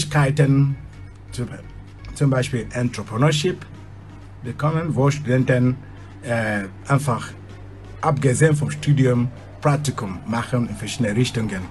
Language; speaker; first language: German; non-native, fluent; Igbo